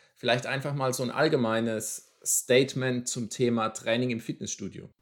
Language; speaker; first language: German; native; German